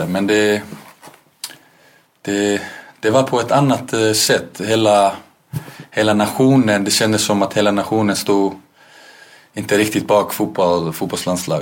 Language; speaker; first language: Swedish; non-native, fluent; Icelandic